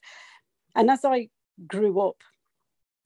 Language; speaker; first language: English; native; English